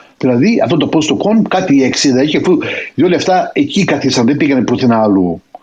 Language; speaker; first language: Greek; early bilingual, heritage; Greek